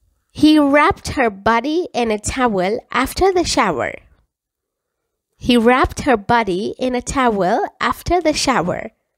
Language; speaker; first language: English; non-native, fluent; Persian